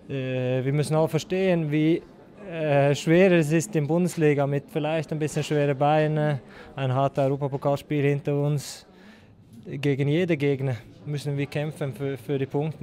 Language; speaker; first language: German; non-native, fluent; Norwegian